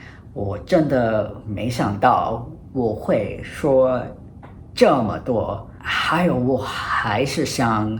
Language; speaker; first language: Chinese; non-native, fluent; English